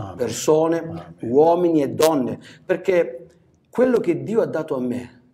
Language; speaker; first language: Italian; native; Italian